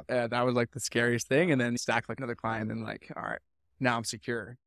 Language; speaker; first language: English; native; English